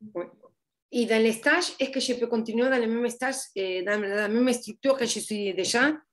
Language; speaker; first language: French; non-native, fluent; Spanish